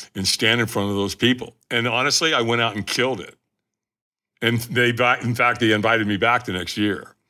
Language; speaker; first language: English; native; English